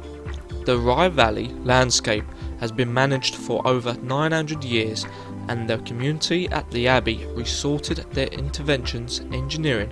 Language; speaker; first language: English; non-native, fluent; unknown